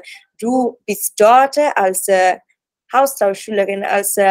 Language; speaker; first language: German; non-native, learner; Italian